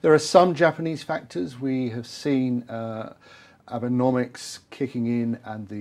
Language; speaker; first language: English; native; English